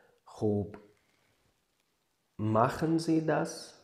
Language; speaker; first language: German; non-native, learner; Tajik